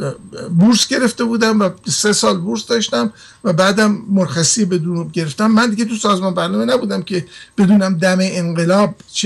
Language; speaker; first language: Persian; native; Persian